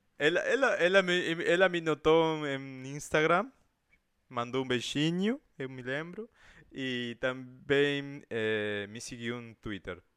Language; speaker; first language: Portuguese; non-native, fluent; Spanish